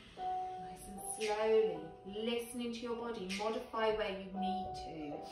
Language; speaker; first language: English; native; English